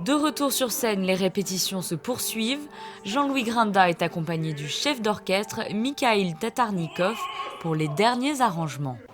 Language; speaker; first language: French; native; French